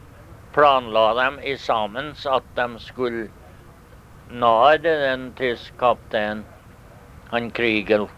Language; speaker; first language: Norwegian; early bilingual, heritage; Norwegian